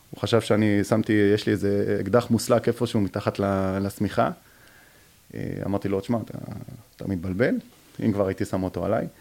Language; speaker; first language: Hebrew; early bilingual, other home language; French